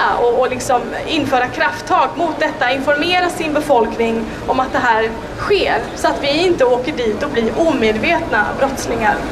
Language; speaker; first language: Swedish; native; Swedish